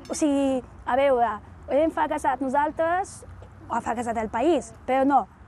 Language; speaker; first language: Catalan; non-native, fluent; Arabic